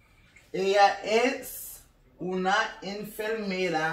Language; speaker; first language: Spanish; non-native, learner; Haitian Creole